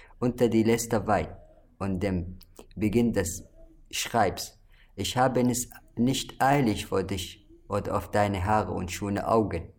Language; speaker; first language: German; non-native, fluent; Arabic